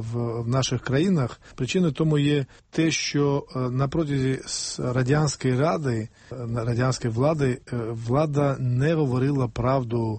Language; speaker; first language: Ukrainian; non-native, fluent; Georgian